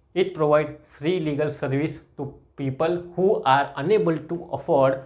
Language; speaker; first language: English; non-native, local second language; Gujarati